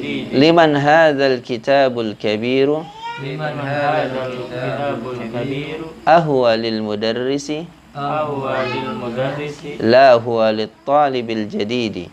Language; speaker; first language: Arabic; non-native, fluent; Indonesian